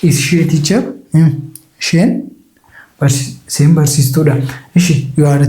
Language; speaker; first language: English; non-native, local second language; Oromo